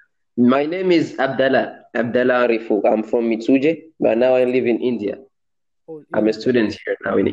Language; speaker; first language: English; non-native, fluent; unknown